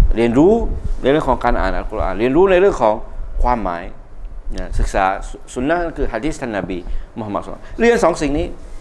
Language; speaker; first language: Thai; non-native, local second language; Malay